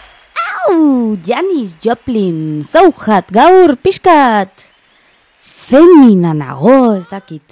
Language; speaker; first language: Basque; non-native, learner; Spanish